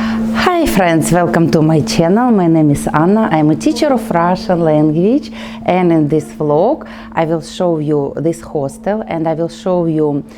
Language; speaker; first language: English; non-native, learner; Russian